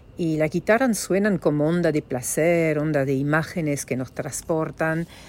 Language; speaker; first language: Spanish; non-native, fluent; French